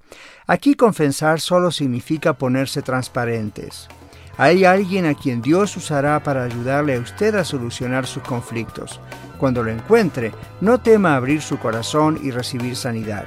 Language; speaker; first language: Spanish; native; Spanish